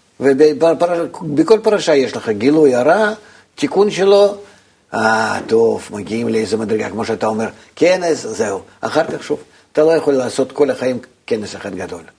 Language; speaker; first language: Hebrew; non-native, fluent; Russian